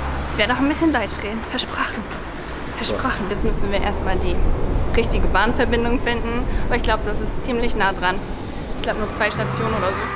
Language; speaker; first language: German; native; German